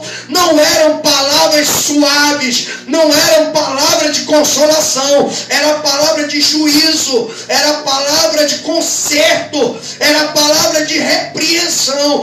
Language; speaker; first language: Portuguese; native; Portuguese